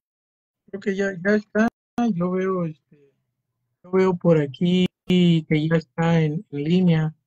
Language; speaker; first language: Spanish; native; Spanish